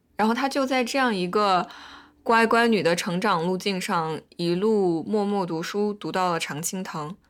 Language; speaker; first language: Chinese; native; Chinese